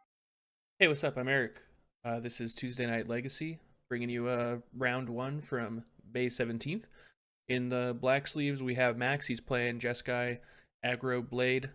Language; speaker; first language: English; native; English